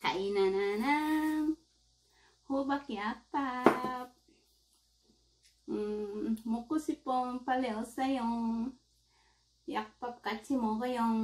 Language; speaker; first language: Korean; non-native, learner; Filipino